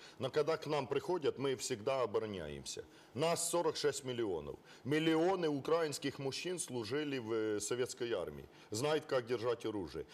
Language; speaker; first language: Russian; non-native, local second language; Ukrainian